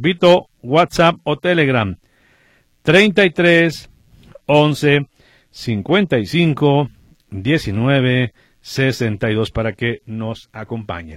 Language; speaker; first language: Spanish; native; Spanish